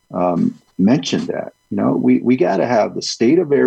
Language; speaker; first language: English; early bilingual, other home language; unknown